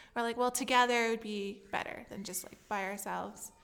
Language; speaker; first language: English; native; English